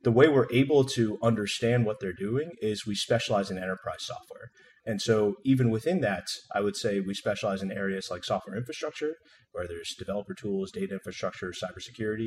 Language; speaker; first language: English; native; English